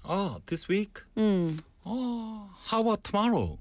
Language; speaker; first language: English; non-native, learner; Korean